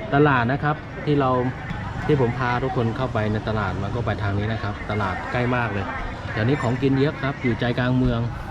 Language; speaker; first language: Thai; non-native, fluent; Chinese